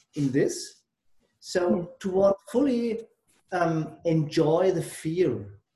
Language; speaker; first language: English; non-native, learner; German